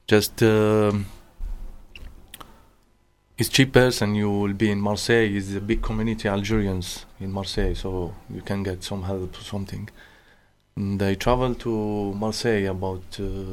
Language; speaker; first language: English; non-native, learner; Arabic